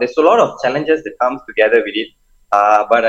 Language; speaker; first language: English; non-native, local second language; Tamil